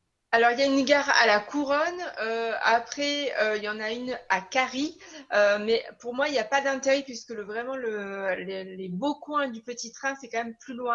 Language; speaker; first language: French; native; French